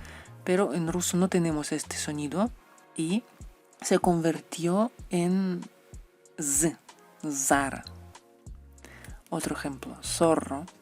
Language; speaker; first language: Spanish; non-native, fluent; Russian